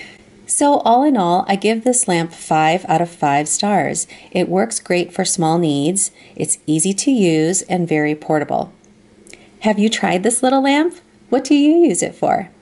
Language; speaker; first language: English; native; English